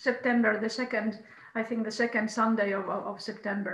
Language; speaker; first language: English; non-native, fluent; Croatian